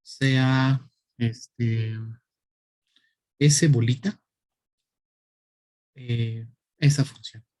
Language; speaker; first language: Spanish; native; Spanish